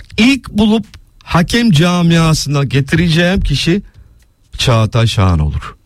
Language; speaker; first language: Turkish; early bilingual, heritage; Turkish